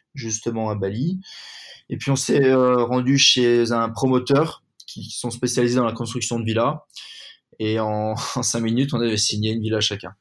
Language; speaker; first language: French; native; French